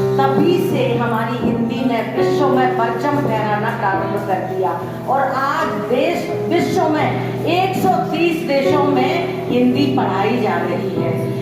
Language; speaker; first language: Hindi; native; Hindi